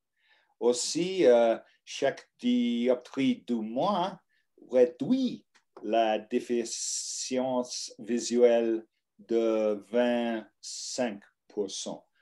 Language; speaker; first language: French; non-native, learner; English